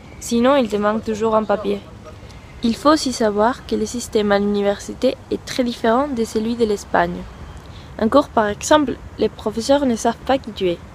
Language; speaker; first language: French; non-native, learner; Spanish